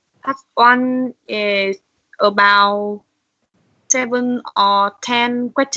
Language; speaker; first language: English; non-native, learner; Vietnamese